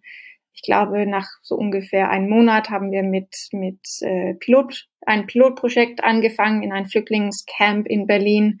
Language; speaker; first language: German; non-native, fluent; Danish